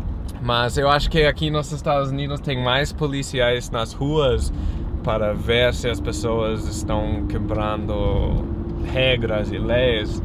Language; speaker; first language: Portuguese; non-native, fluent; English